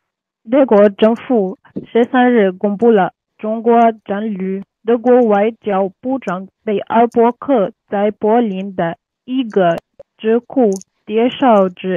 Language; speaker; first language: Chinese; non-native, learner; Arabic